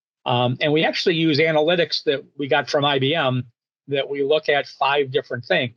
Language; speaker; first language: English; native; English